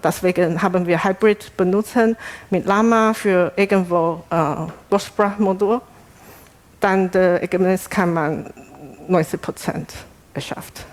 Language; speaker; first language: German; non-native, learner; Chinese